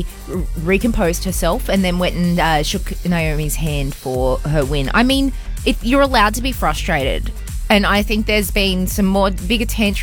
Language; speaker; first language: English; native; English